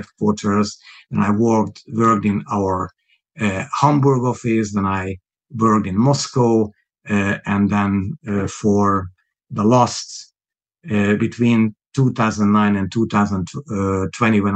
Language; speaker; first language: English; non-native, fluent; Hungarian